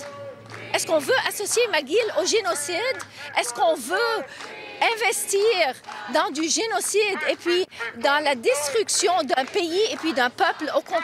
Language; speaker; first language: French; native; French